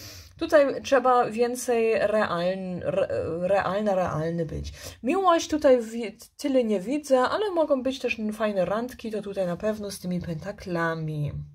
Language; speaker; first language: Polish; early bilingual, heritage; Polish